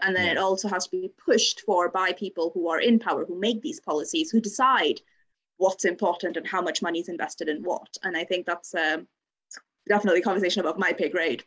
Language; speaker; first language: English; non-native, local second language; Bangla